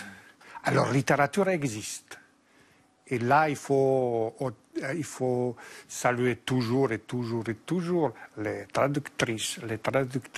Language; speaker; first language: French; non-native, fluent; Bosnian